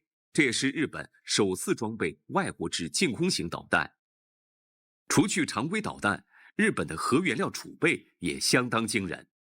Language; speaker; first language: Chinese; native; Chinese